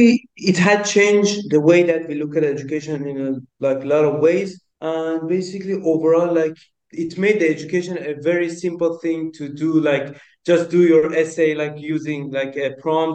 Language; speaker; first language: English; non-native, local second language; Persian